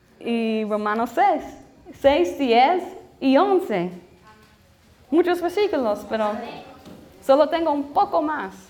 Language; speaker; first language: Spanish; non-native, learner; English